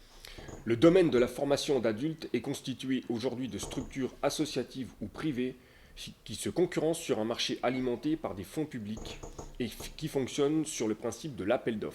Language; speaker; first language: French; native; French